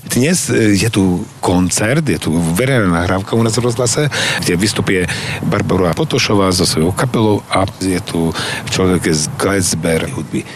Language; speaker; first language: Slovak; native; Slovak